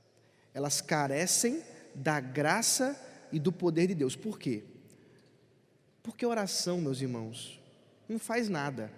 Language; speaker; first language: Portuguese; native; Portuguese